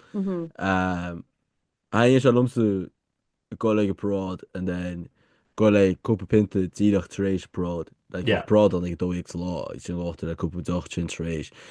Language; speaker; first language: Irish; native; Irish